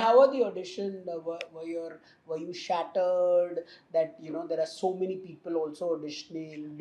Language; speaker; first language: English; non-native, local second language; Hindi